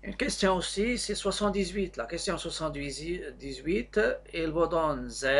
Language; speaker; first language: French; non-native, local second language; Arabic